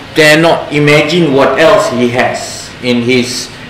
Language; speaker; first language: English; non-native, local second language; Malay